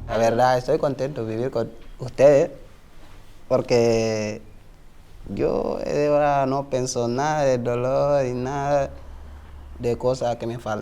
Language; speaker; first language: Spanish; non-native, learner; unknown